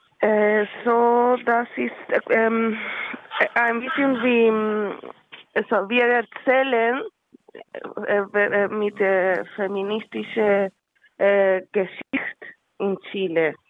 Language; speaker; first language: German; non-native, learner; Spanish